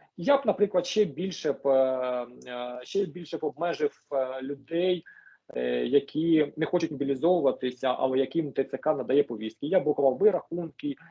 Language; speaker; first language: Ukrainian; native; Ukrainian